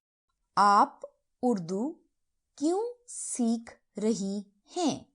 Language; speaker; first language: Hindi; early bilingual, heritage; Urdu